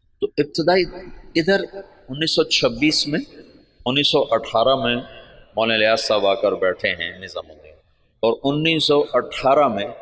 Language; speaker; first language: Urdu; non-native, local second language; Punjabi